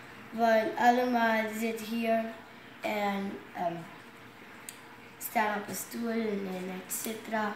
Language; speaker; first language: Dutch; non-native, local second language; Papiamento